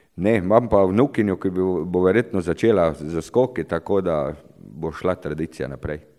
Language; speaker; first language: Slovenian; native; Slovenian